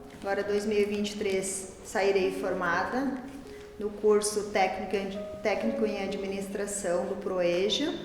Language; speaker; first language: Portuguese; native; Portuguese